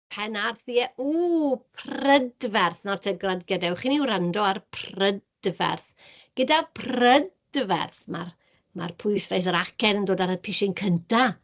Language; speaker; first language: Welsh; native; Welsh